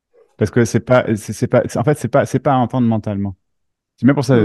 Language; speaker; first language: French; native; French